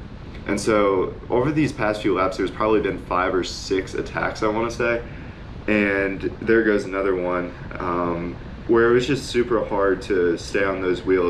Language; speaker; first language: English; native; English